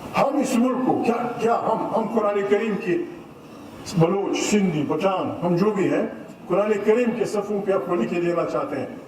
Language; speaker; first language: Urdu; non-native, local second language; Pashto